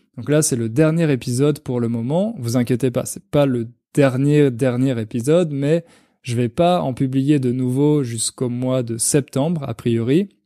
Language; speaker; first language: French; native; French